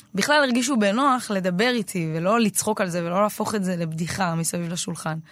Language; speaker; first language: Hebrew; native; Hebrew